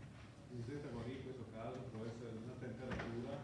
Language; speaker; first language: Italian; native; Italian